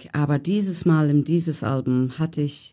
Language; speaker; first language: German; non-native, learner; English